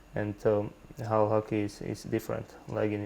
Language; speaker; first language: English; non-native, learner; Slovak